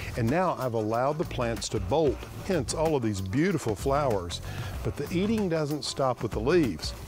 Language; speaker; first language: English; native; English